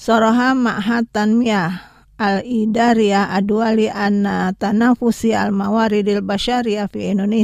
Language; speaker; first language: Arabic; non-native, fluent; Indonesian